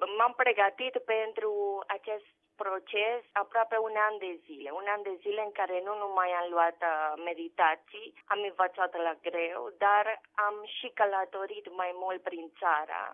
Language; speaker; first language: Romanian; non-native, fluent; Spanish